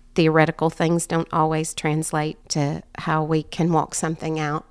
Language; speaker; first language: English; native; English